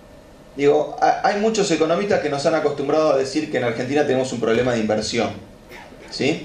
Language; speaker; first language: Spanish; native; Spanish